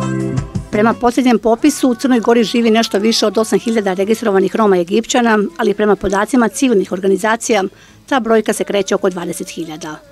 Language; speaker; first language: Serbian; native; Serbian